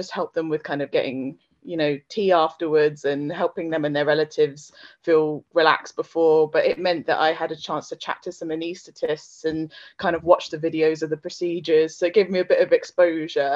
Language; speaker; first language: English; native; English